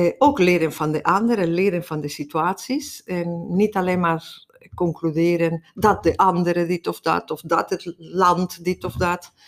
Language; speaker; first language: Dutch; non-native, fluent; Spanish